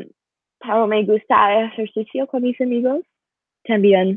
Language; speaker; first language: Spanish; non-native, learner; English